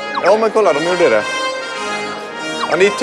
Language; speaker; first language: Swedish; native; Swedish